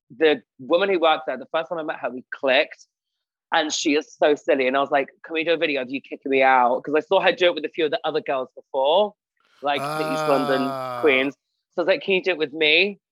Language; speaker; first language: English; native; English